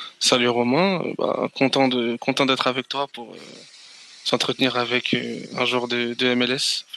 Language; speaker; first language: French; native; French